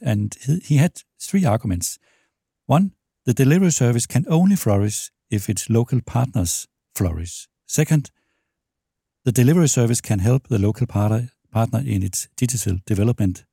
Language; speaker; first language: English; non-native, fluent; Danish